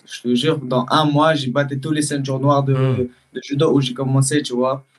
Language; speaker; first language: French; early bilingual, heritage; Russian